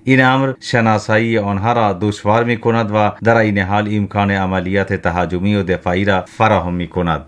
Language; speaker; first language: Persian; non-native, fluent; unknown